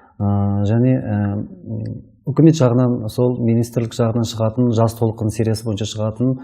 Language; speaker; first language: Kazakh; non-native, local second language; Uyghur